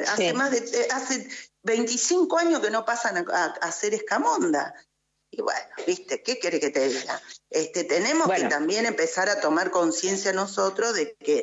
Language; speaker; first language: Spanish; native; Spanish